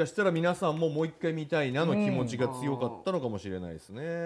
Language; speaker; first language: Japanese; native; Japanese